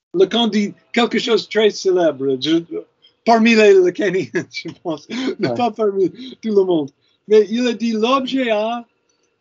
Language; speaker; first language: French; non-native, fluent; English